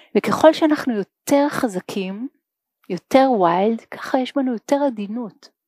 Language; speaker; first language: Hebrew; non-native, fluent; English